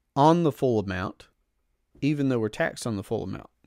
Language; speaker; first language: English; native; English